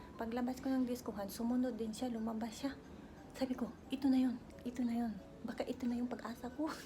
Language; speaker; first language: Filipino; non-native, local second language; Cebuano